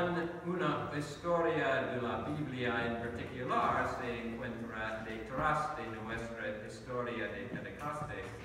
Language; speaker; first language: Spanish; non-native, learner; English